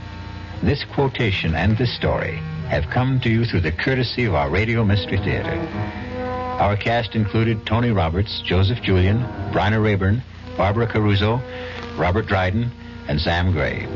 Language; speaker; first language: English; native; English